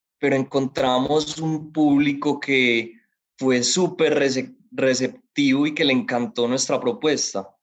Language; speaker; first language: Spanish; native; Spanish